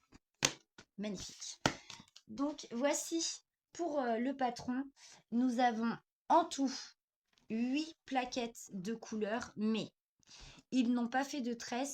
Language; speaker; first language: French; native; French